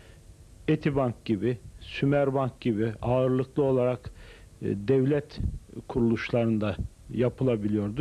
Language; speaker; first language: Turkish; native; Turkish